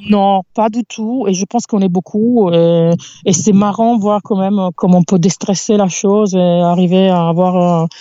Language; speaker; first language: French; non-native, fluent; Italian